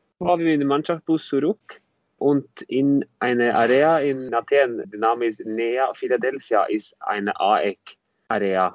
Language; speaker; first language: German; non-native, fluent; Norwegian